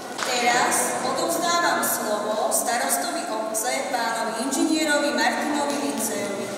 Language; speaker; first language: Slovak; native; Slovak